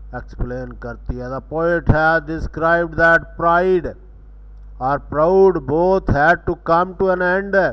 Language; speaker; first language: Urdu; non-native, local second language; Punjabi